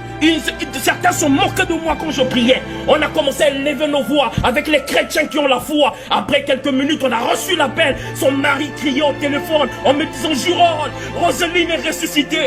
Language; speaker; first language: French; non-native, local second language; Lingala